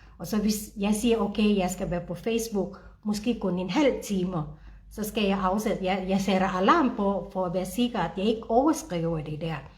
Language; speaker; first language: Danish; non-native, fluent; Filipino